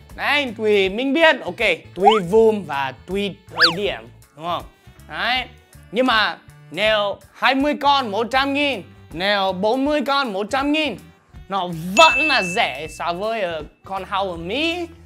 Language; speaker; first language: Vietnamese; non-native, fluent; English